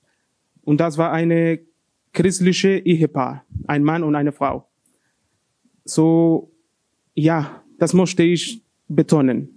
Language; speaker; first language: German; non-native, learner; Spanish